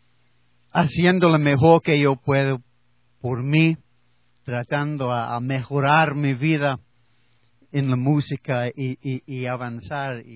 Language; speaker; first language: Spanish; non-native, learner; English